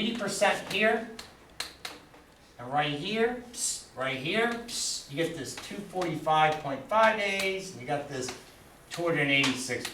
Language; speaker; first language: English; native; English